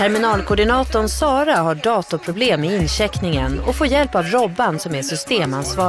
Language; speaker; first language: Swedish; native; Swedish